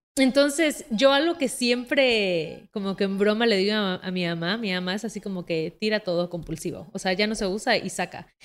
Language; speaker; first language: Spanish; native; Spanish